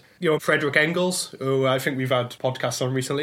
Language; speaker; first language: English; native; English